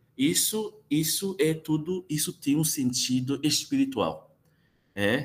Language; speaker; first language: Portuguese; non-native, fluent; Haitian Creole